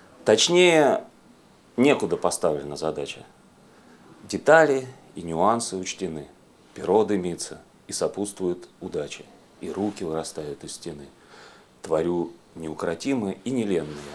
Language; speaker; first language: Russian; native; Russian